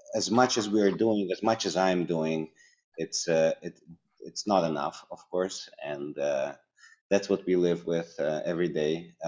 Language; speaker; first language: English; early bilingual, other home language; Russian